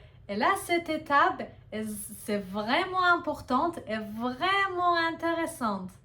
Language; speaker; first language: French; non-native, fluent; Persian